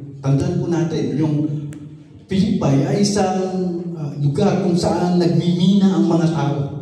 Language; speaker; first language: Filipino; non-native, local second language; Iloko